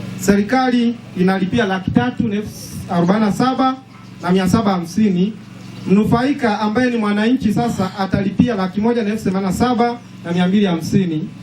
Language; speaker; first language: Swahili; native; Swahili